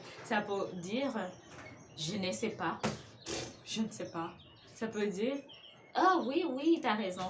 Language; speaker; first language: French; non-native, fluent; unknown